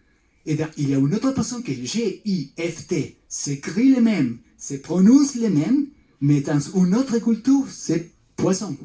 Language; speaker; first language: French; non-native, fluent; Spanish